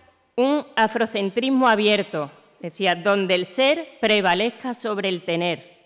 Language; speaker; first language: Spanish; native; Spanish